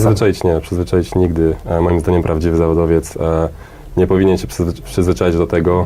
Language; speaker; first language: Polish; early bilingual, heritage; Polish